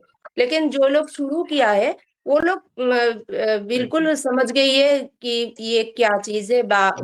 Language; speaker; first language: Hindi; non-native, local second language; Bangla